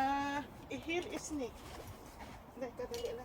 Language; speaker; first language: Dutch; non-native, learner; Cebuano